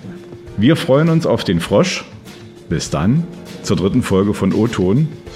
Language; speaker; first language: German; native; German